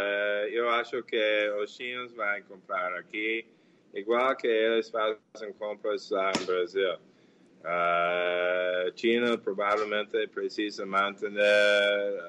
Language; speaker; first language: Portuguese; non-native, fluent; English